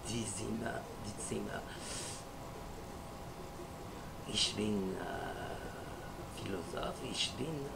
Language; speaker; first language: German; non-native, learner; French